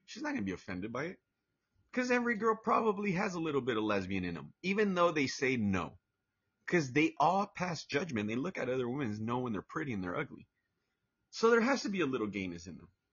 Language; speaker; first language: English; early bilingual, other home language; Spanish